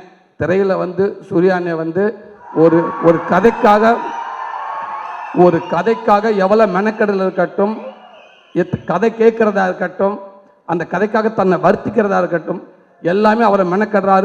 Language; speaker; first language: Tamil; native; Tamil